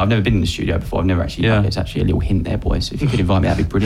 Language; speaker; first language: English; native; English